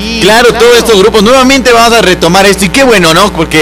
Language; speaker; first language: Spanish; native; Spanish